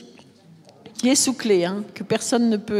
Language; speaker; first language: French; native; French